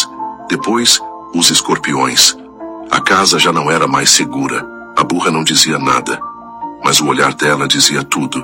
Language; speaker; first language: Portuguese; native; Portuguese